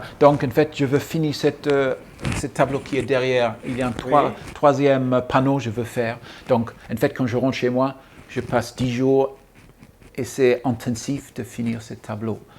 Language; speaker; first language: French; non-native, fluent; English